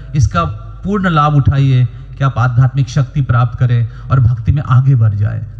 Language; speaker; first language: Hindi; non-native, local second language; Bangla